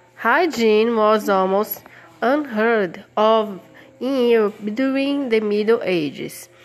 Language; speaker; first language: English; non-native, fluent; Portuguese